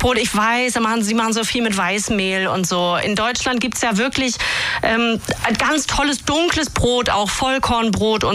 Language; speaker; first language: German; native; German